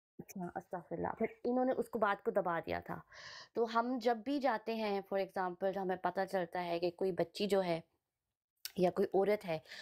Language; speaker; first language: Hindi; early bilingual, heritage; Hindi